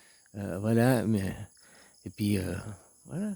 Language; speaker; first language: French; native; French